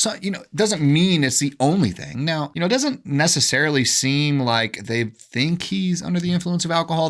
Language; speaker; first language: English; native; English